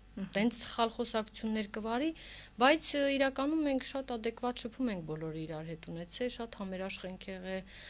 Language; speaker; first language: Armenian; early bilingual, heritage; Armenian